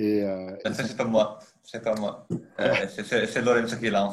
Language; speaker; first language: French; non-native, fluent; Italian